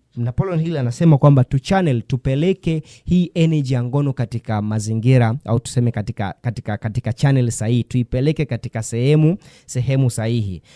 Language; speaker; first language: Swahili; native; Swahili